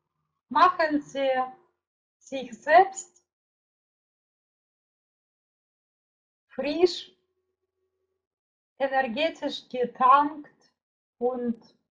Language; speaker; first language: German; non-native, fluent; Russian